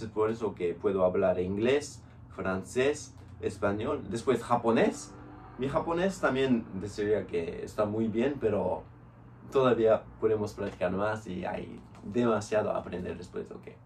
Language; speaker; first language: Spanish; non-native, fluent; English